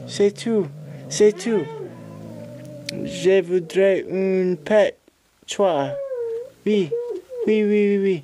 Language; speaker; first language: French; non-native, learner; English